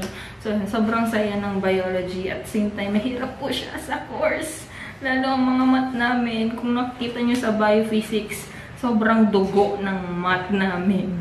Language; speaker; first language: Filipino; non-native, local second language; Bikol